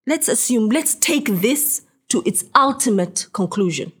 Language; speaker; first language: English; non-native, local second language; Swahili